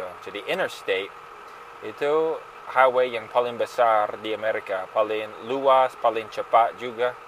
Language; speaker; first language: Indonesian; non-native, fluent; English